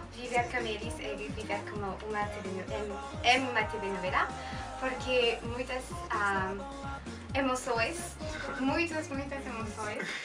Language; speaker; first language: Portuguese; non-native, learner; French